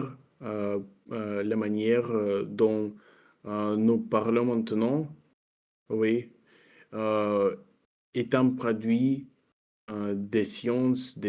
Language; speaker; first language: French; non-native, fluent; Russian